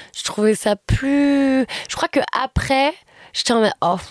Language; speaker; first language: French; native; French